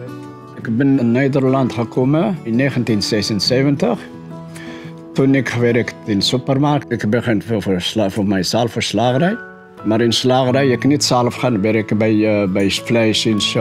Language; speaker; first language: Dutch; non-native, learner; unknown